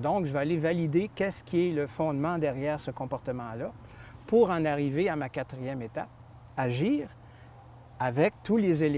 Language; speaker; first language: French; native; French